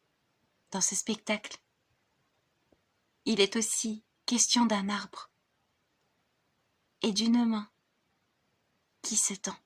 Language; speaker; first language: French; native; French